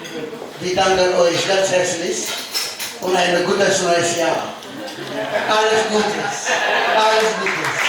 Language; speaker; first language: German; non-native, learner; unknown